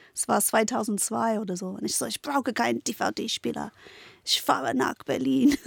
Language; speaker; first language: German; non-native, fluent; English